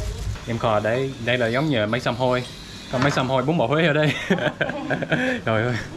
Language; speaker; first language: Vietnamese; non-native, learner; English